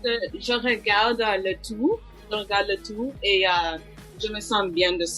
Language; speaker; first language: French; non-native, local second language; English